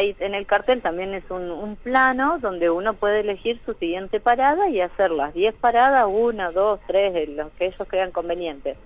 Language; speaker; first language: Spanish; native; Spanish